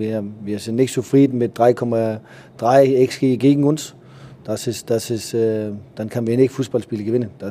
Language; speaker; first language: German; non-native, learner; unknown